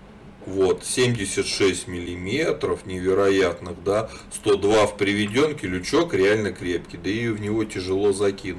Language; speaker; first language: Russian; native; Russian